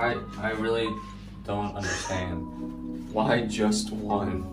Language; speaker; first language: English; non-native, fluent; Korean